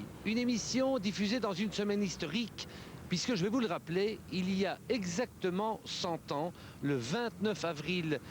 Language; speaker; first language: French; native; French